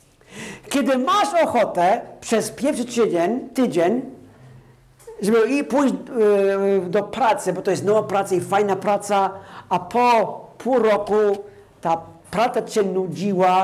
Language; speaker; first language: Polish; non-native, fluent; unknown